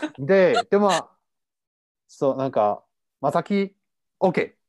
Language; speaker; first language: Japanese; non-native, learner; Chinese